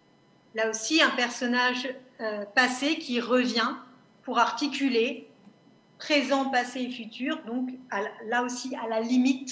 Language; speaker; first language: French; native; French